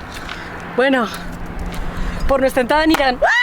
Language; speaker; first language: Spanish; native; Spanish